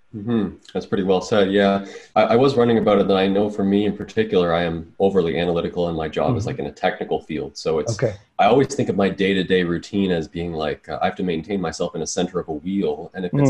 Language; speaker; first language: English; native; English